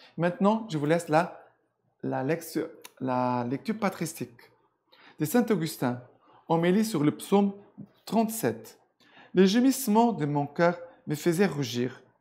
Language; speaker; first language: French; non-native, fluent; Portuguese